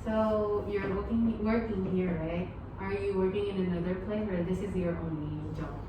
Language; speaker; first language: English; non-native, learner; Indonesian